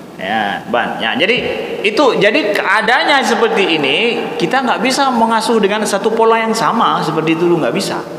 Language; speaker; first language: Malay; non-native, local second language; Achinese